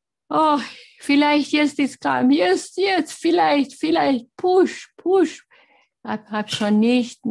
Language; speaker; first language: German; non-native, learner; Hungarian